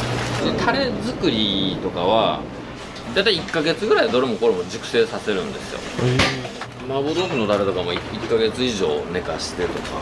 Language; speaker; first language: Japanese; native; Japanese